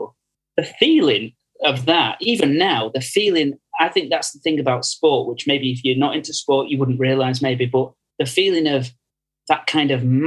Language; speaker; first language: English; native; English